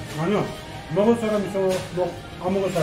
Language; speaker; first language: Korean; non-native, learner; Turkish